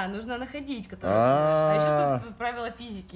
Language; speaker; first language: Russian; native; Russian